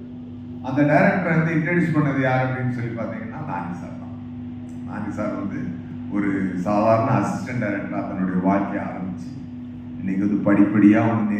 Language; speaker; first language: Tamil; native; Tamil